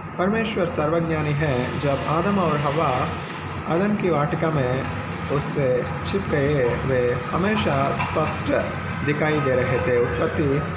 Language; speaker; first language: Hindi; non-native, local second language; Telugu